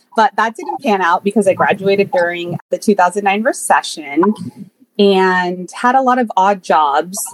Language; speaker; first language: English; native; English